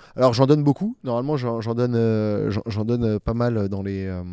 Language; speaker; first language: French; native; French